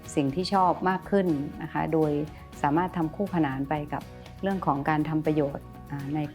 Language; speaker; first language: Thai; native; Thai